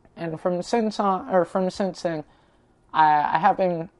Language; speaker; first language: English; native; English